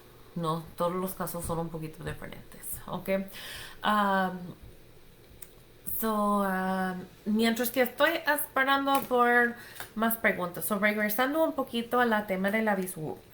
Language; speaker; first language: Spanish; non-native, fluent; English